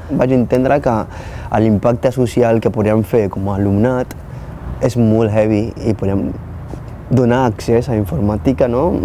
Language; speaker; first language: Catalan; non-native, fluent; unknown